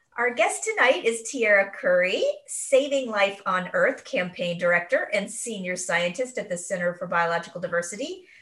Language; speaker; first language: English; native; English